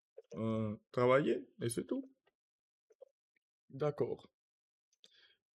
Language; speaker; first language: French; non-native, learner; Russian